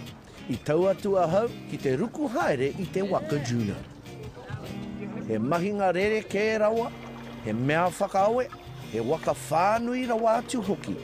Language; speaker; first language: Māori; non-native, local second language; English